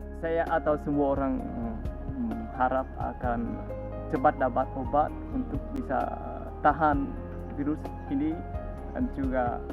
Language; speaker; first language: Indonesian; non-native, learner; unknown